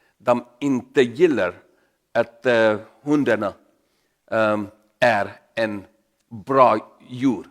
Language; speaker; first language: Swedish; non-native, learner; Urdu